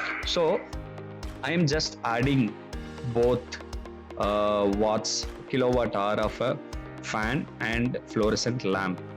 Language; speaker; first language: English; non-native, local second language; Tamil